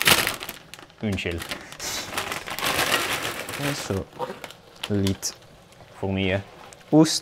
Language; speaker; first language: Norwegian; non-native, learner; Dutch